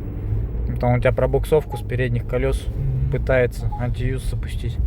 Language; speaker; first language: Russian; native; Russian